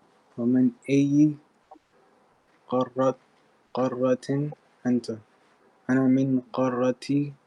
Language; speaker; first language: Arabic; non-native, learner; English